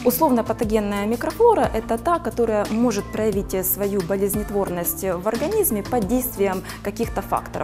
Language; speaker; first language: Russian; native; Russian